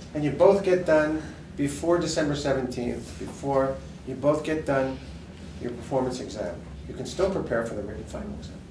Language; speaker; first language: English; native; English